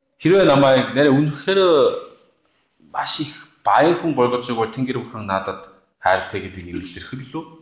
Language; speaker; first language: Mongolian; non-native, fluent; Korean